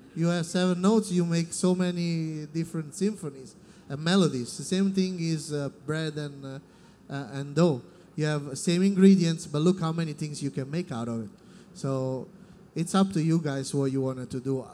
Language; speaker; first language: English; non-native, fluent; Italian